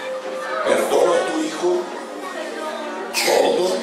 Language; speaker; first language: Spanish; non-native, fluent; Bulgarian